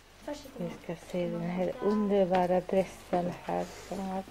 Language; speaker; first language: Swedish; non-native, learner; Spanish